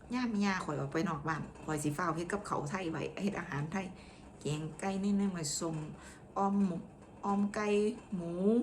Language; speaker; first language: Thai; native; Thai